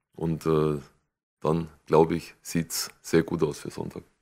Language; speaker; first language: German; native; German